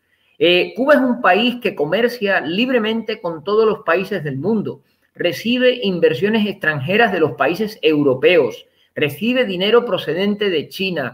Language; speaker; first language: Spanish; native; Spanish